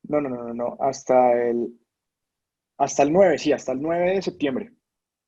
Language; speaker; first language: Spanish; native; Spanish